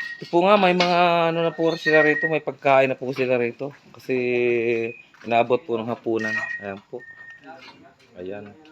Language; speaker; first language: Filipino; native; Filipino